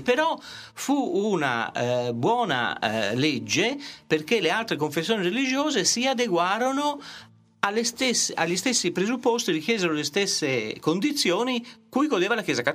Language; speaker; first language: Italian; native; Italian